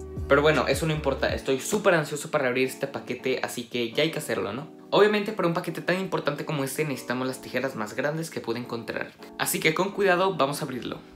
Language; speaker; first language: Spanish; native; Spanish